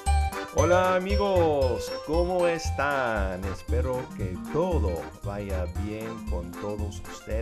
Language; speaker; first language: Spanish; non-native, fluent; English